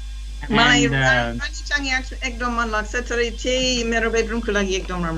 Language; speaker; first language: Nepali; non-native, learner; English